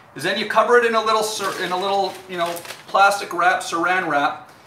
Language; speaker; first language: English; native; English